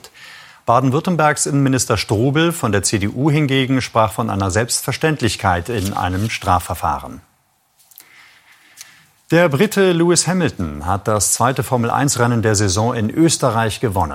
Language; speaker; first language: German; native; German